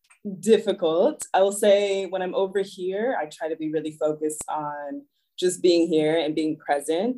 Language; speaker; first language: English; native; English